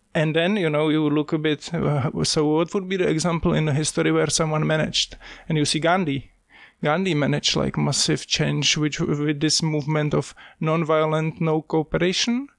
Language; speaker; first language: English; non-native, fluent; Czech